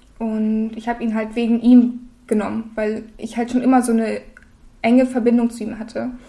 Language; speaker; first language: German; early bilingual, other home language; Russian